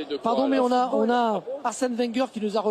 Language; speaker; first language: French; native; French